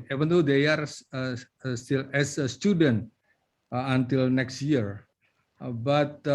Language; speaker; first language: English; non-native, learner; Indonesian